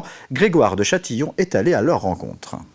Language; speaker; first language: French; native; French